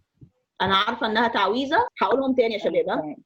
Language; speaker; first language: Arabic; native; Arabic